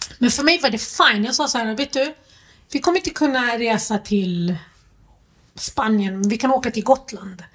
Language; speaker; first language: Swedish; early bilingual, other home language; Arabic